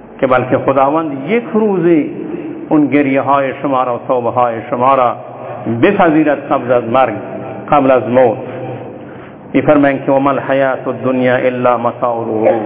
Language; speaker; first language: Persian; non-native, local second language; Baluchi